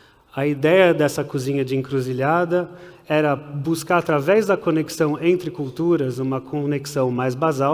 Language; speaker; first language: Portuguese; early bilingual, heritage; Portuguese